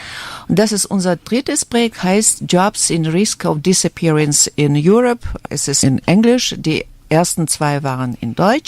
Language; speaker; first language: German; non-native, fluent; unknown